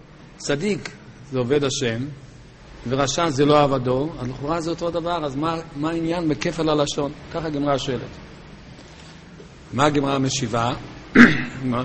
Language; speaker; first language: Hebrew; native; Hebrew